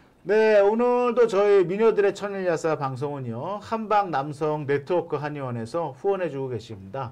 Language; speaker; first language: Korean; native; Korean